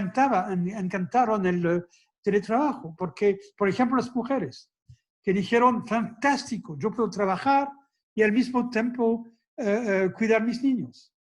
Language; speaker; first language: Spanish; non-native, fluent; French